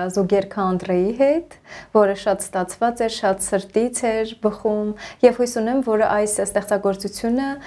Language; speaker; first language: Armenian; native; Armenian